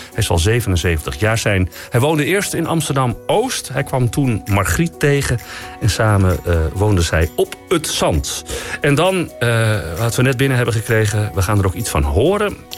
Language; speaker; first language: Dutch; native; Dutch